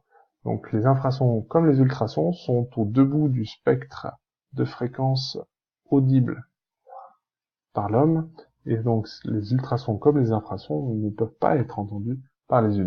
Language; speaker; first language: French; native; French